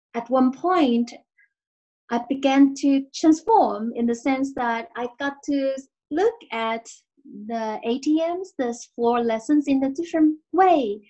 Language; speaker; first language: English; non-native, fluent; Chinese